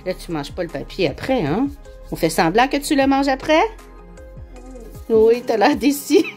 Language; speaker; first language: French; native; French